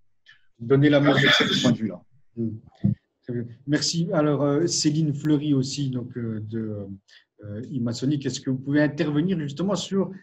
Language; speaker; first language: French; native; French